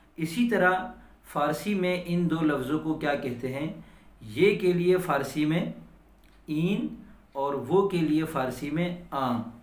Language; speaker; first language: Urdu; native; Urdu